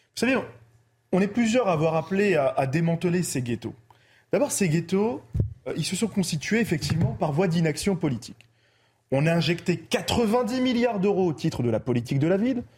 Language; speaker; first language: French; early bilingual, other home language; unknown